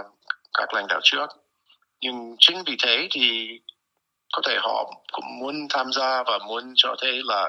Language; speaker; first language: Vietnamese; non-native, fluent; English